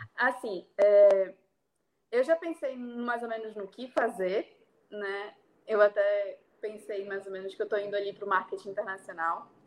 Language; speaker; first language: Portuguese; native; Portuguese